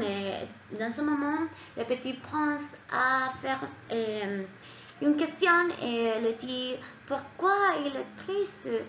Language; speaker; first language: French; non-native, learner; Spanish